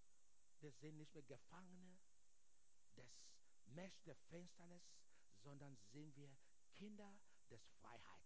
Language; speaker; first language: German; non-native, learner; English